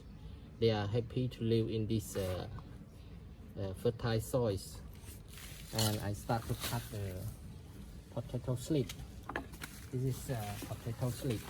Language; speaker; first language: English; non-native, learner; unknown